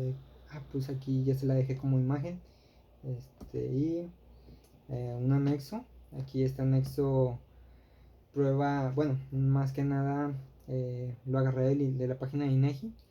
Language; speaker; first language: Spanish; native; Spanish